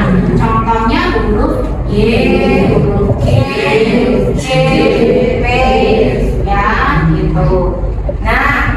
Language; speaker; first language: Indonesian; native; Indonesian